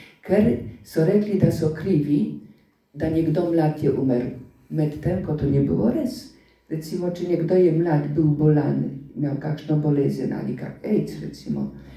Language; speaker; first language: Slovenian; non-native, fluent; Polish